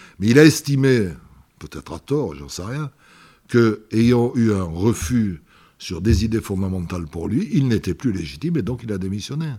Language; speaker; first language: French; native; French